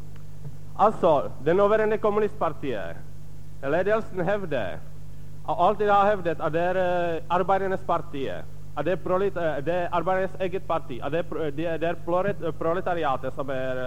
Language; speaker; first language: Norwegian; non-native, fluent; Czech